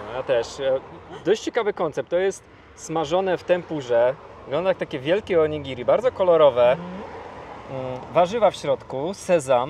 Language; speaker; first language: Polish; native; Polish